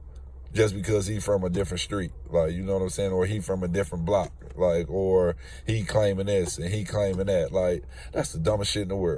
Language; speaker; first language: English; native; English